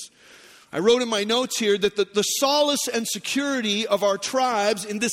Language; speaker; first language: English; native; English